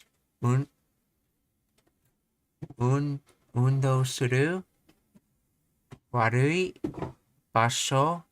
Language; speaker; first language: Japanese; non-native, learner; English